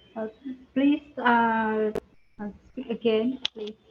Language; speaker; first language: English; non-native, learner; Vietnamese